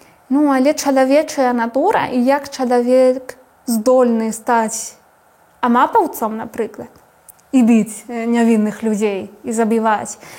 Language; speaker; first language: Belarusian; non-native, fluent; Spanish